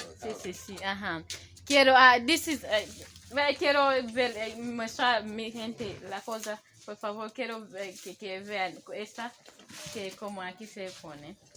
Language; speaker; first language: Spanish; non-native, learner; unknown